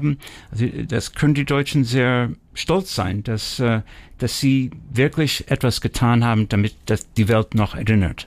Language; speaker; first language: German; early bilingual, heritage; German